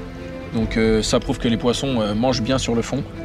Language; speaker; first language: French; native; French